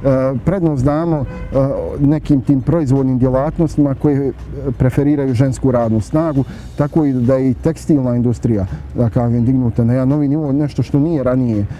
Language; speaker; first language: Bosnian; native; Bosnian